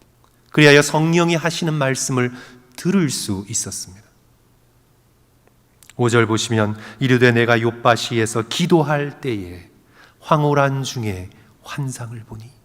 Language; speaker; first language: Korean; native; Korean